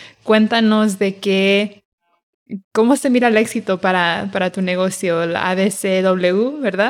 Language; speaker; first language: Spanish; early bilingual, heritage; Spanish